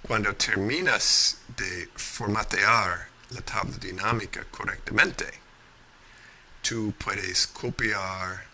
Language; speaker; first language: Spanish; non-native, fluent; English